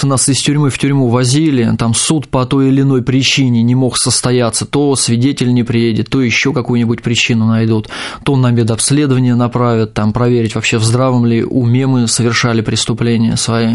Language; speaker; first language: Russian; native; Russian